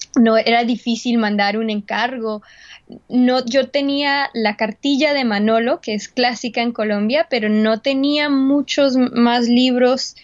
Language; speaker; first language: Spanish; early bilingual, heritage; Spanish